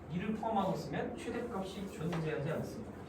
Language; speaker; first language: Korean; native; Korean